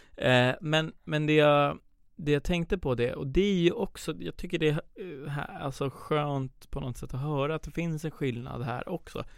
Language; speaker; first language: Swedish; early bilingual, other home language; Persian